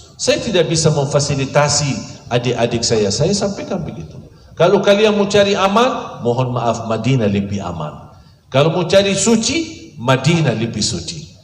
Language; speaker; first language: Indonesian; non-native, fluent; Arabic